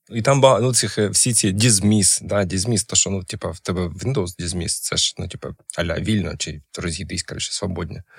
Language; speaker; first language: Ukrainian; non-native, local second language; Russian